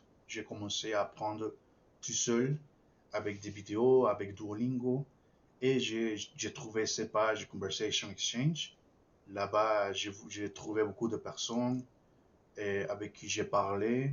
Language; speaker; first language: French; non-native, fluent; Spanish